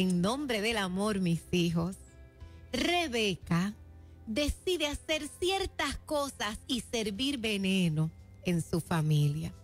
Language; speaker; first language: Spanish; native; Spanish